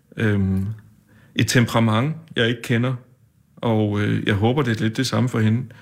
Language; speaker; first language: Danish; native; Danish